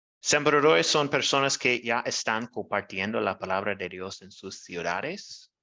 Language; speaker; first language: Spanish; non-native, learner; English